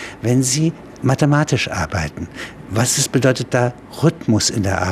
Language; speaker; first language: German; native; German